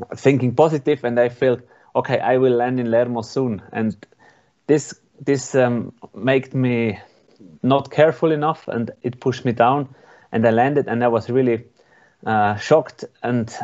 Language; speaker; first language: English; non-native, learner; Swiss German